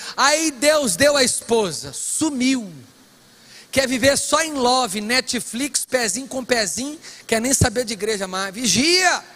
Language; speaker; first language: Portuguese; native; Portuguese